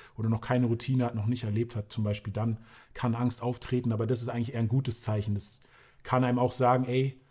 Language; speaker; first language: German; native; German